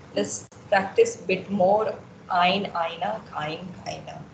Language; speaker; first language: German; non-native, fluent; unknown